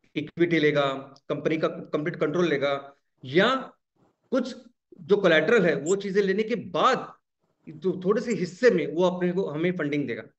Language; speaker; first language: Hindi; non-native, local second language; Marathi